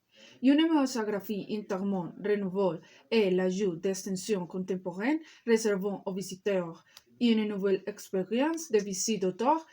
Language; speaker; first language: French; non-native, learner; Spanish